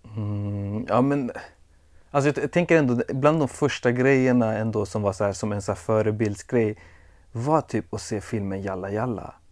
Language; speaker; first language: Swedish; early bilingual, other home language; Persian